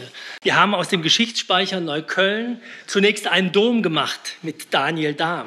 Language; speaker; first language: German; native; German